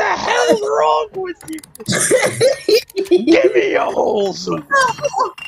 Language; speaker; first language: English; native; English